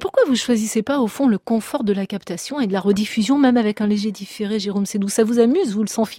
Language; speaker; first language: French; native; French